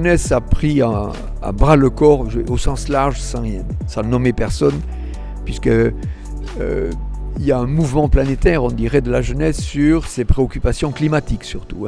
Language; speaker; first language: French; native; French